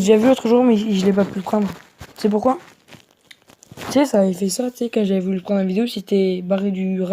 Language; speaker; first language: French; native; French